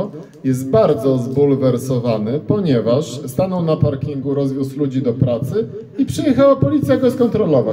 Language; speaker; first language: Polish; native; Polish